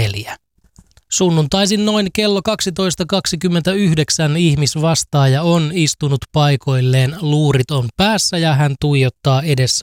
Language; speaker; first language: Finnish; native; Finnish